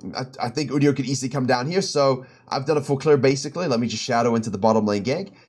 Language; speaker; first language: English; native; English